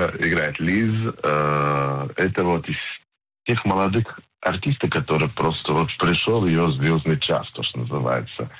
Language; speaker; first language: Russian; non-native, fluent; Hebrew